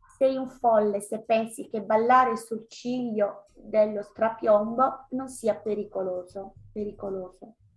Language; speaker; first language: Italian; native; Italian